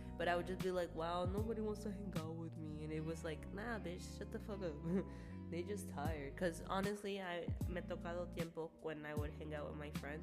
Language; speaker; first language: English; native; English